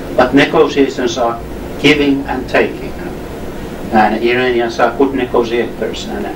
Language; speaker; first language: English; non-native, fluent; Finnish